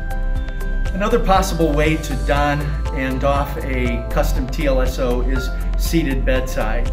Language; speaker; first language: English; native; English